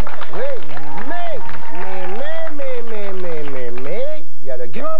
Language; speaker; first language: French; native; French